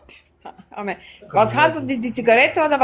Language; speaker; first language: German; non-native, learner; Serbian